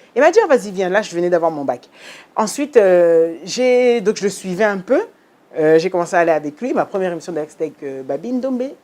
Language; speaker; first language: French; early bilingual, other home language; Lingala